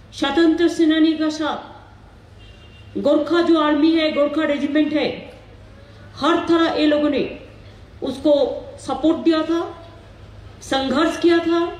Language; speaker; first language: Hindi; non-native, local second language; Bangla